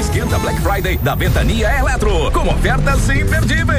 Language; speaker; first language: Portuguese; native; Portuguese